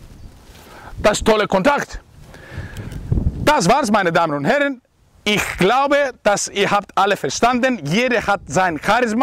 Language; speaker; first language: German; non-native, fluent; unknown